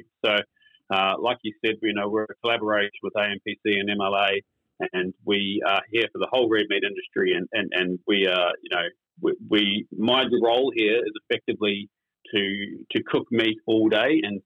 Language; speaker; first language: English; native; English